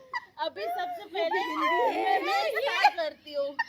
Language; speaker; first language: Hindi; non-native, local second language; Rongmei Naga